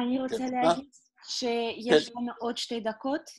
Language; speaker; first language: Hebrew; non-native, fluent; Russian